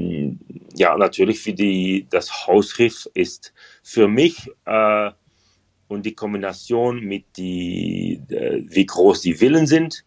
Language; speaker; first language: German; non-native, learner; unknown